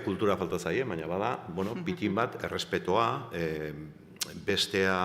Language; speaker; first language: Basque; native; Basque